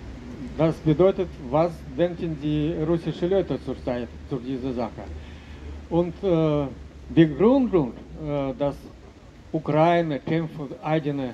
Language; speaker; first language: German; non-native, learner; Russian